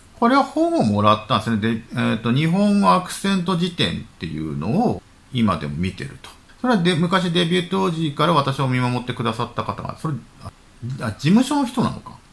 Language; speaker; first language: Japanese; native; Japanese